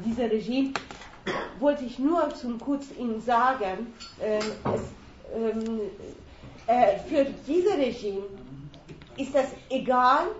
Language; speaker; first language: German; non-native, fluent; Persian